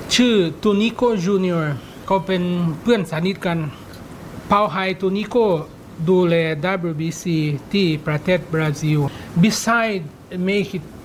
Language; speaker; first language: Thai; non-native, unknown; Portuguese